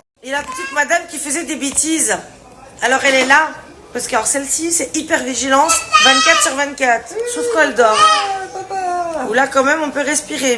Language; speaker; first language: French; native; French